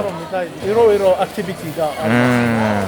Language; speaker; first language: Japanese; non-native, learner; Arabic